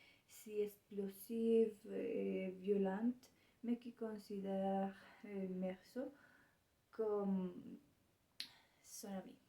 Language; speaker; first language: French; non-native, learner; Spanish